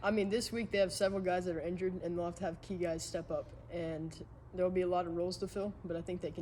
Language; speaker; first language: English; native; English